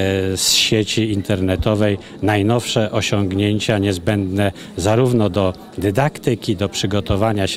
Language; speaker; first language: Polish; native; Polish